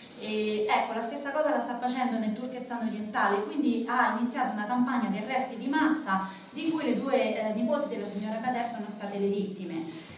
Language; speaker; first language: Italian; native; Italian